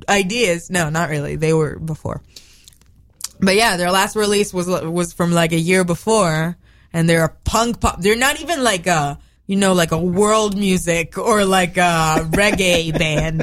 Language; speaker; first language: English; non-native, fluent; Hebrew